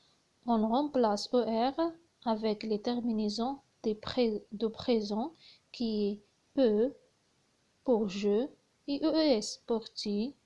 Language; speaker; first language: French; non-native, learner; Arabic